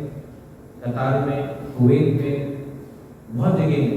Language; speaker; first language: Hindi; non-native, local second language; Kok Borok